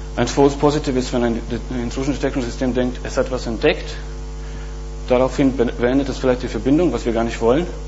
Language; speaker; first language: German; non-native, fluent; Bosnian